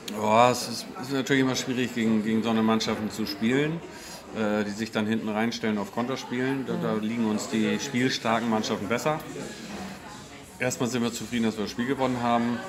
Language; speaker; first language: German; native; German